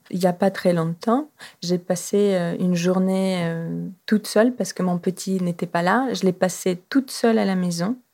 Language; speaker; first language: French; non-native, fluent; Russian